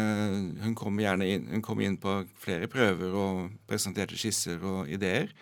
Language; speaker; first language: Norwegian; native; Norwegian